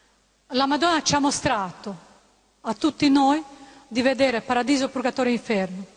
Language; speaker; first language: Italian; non-native, fluent; Croatian